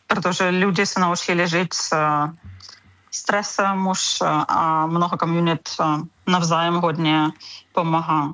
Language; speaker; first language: Czech; non-native, learner; Ukrainian